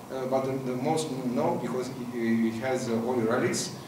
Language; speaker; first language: English; non-native, fluent; Romanian